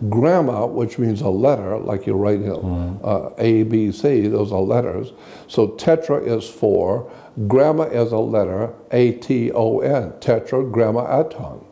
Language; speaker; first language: English; native; English